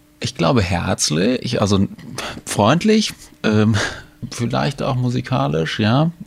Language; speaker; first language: German; native; German